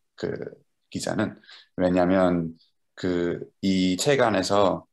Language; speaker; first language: Korean; non-native, learner; Dutch